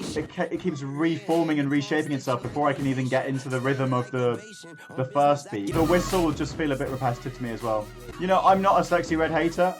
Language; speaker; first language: English; native; English